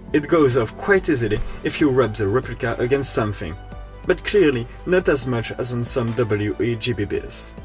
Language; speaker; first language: English; non-native, fluent; French